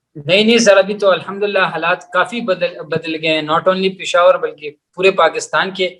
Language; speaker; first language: Urdu; non-native, local second language; Pashto